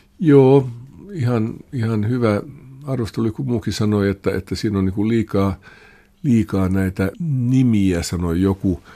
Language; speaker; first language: Finnish; non-native, local second language; Swedish